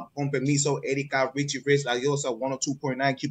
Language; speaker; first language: Spanish; early bilingual, heritage; English